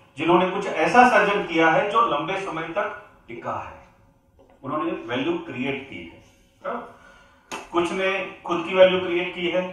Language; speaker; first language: Hindi; non-native, local second language; Gujarati